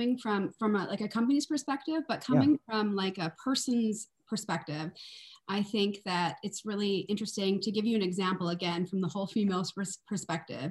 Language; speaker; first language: English; native; English